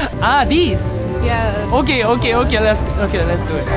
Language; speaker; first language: English; non-native, learner; Korean